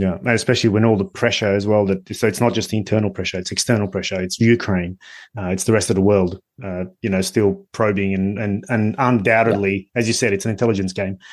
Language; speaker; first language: English; native; English